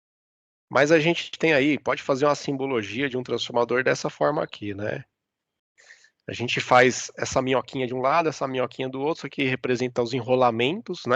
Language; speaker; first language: Portuguese; native; Portuguese